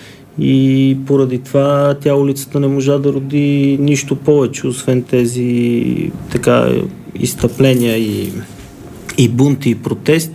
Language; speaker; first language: Bulgarian; native; Bulgarian